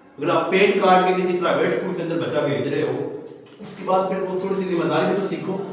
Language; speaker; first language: Urdu; non-native, local second language; Pahari-Potwari